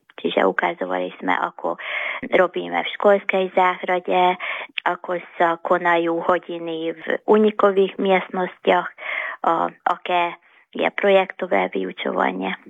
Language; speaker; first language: Slovak; early bilingual, heritage; Slovak